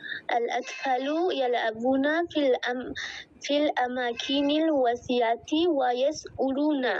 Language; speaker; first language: Arabic; non-native, learner; Bangla